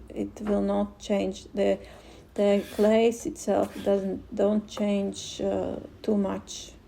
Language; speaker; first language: English; non-native, fluent; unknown